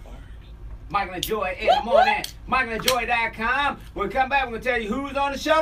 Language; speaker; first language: English; native; English